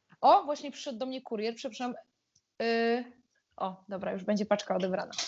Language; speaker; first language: Polish; native; Polish